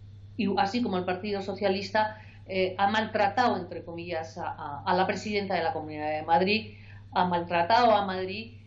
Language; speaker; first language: Spanish; native; Spanish